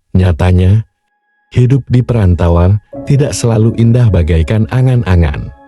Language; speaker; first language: Indonesian; native; Indonesian